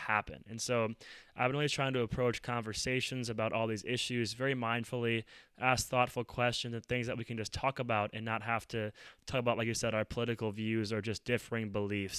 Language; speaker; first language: English; native; English